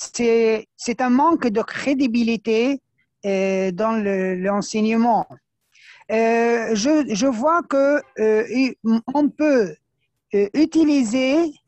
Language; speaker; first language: French; non-native, fluent; Arabic